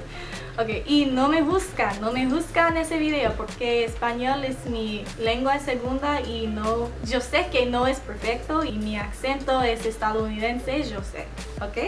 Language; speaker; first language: Spanish; non-native, learner; English